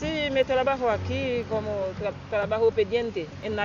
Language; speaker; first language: Spanish; non-native, learner; Haitian Creole